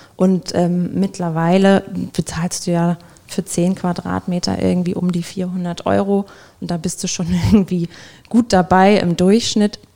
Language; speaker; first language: German; native; German